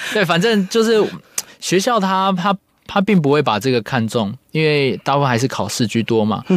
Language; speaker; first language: Chinese; native; Chinese